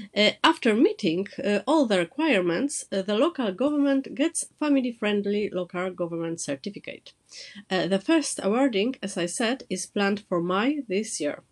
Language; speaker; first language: English; non-native, fluent; Polish